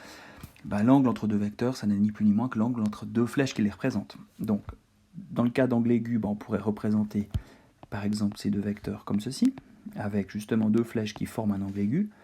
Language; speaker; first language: French; native; French